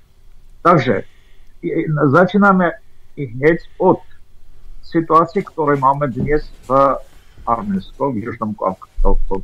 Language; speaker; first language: Czech; non-native, fluent; Armenian